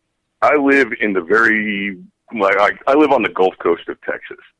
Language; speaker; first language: English; native; English